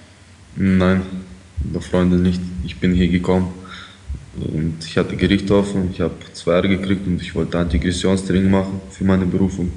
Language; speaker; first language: German; early bilingual, other home language; Ukrainian